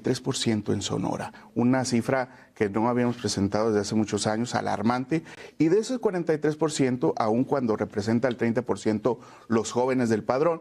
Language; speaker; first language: Spanish; native; Spanish